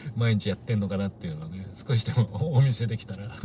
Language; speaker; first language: Japanese; native; Japanese